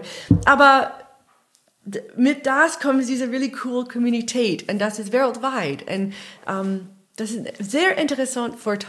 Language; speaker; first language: German; non-native, learner; English